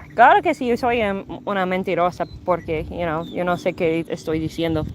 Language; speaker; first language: Spanish; early bilingual, heritage; Spanish